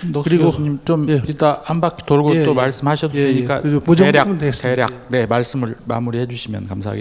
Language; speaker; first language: Korean; native; Korean